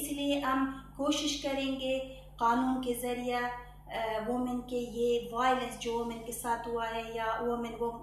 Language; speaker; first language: Hindi; non-native, fluent; Persian